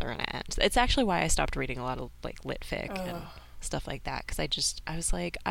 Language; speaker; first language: English; native; English